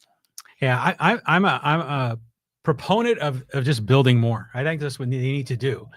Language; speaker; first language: English; native; English